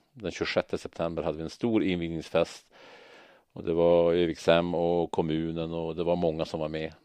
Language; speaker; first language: Swedish; native; Swedish